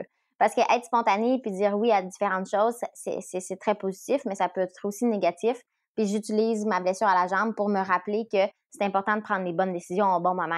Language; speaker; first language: French; native; French